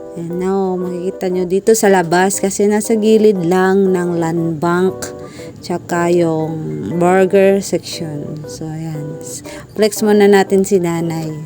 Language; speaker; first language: Filipino; non-native, local second language; Cebuano